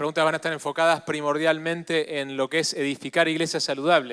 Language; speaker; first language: Spanish; native; Spanish